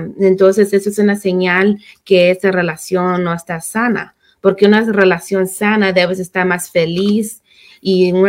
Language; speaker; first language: Spanish; early bilingual, heritage; Spanish